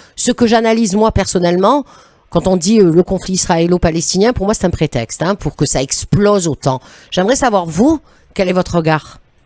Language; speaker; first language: French; native; French